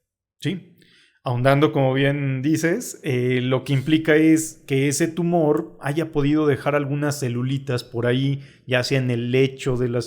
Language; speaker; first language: Spanish; native; Spanish